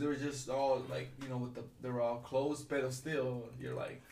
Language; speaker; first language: English; early bilingual, other home language; Spanish